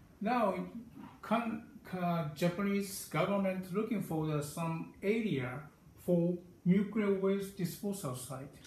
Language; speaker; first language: English; non-native, learner; Japanese